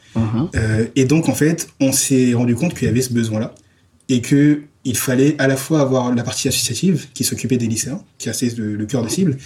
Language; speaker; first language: French; native; French